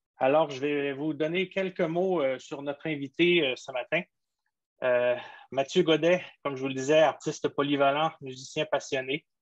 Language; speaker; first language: French; native; French